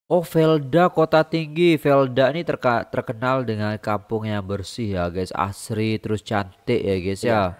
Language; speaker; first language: Indonesian; native; Indonesian